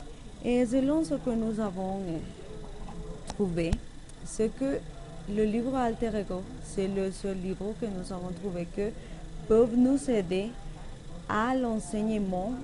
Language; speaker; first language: French; non-native, learner; Spanish